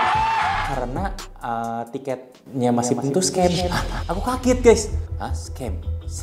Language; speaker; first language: Indonesian; native; Indonesian